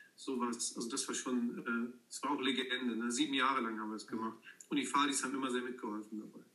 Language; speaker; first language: German; native; German